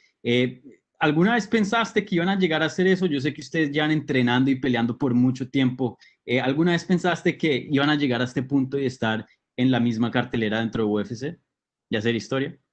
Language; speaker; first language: Spanish; native; Spanish